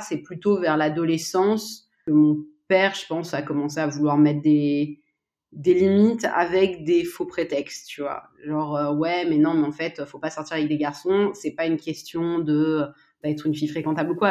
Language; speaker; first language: French; native; French